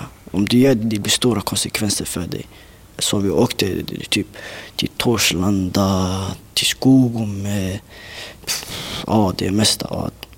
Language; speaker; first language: Swedish; early bilingual, other home language; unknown